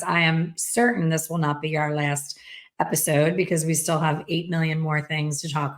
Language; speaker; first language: English; native; English